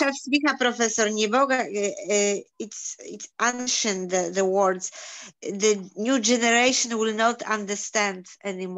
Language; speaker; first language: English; non-native, learner; Polish